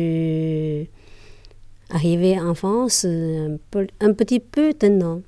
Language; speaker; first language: French; non-native, learner; Chinese